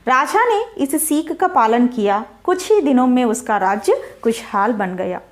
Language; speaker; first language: Hindi; non-native, local second language; Telugu